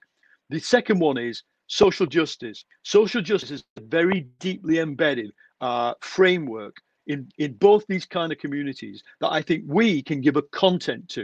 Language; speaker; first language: English; native; English